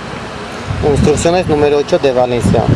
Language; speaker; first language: Spanish; non-native, learner; Russian